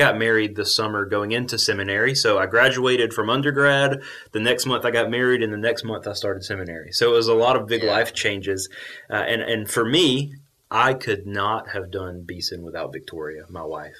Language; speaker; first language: English; native; English